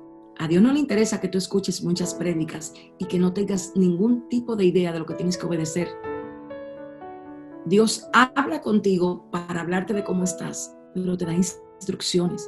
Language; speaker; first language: Spanish; native; Spanish